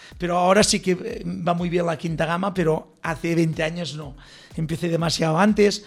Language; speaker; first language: Spanish; non-native, local second language; Catalan